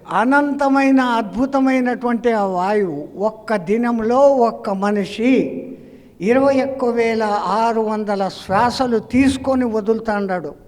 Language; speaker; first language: Telugu; non-native, fluent; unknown